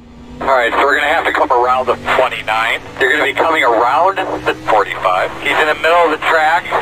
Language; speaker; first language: English; native; English